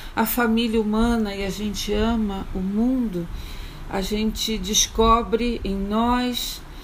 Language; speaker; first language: Portuguese; native; Portuguese